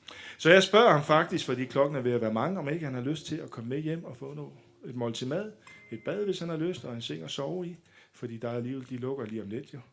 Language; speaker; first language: Danish; native; Danish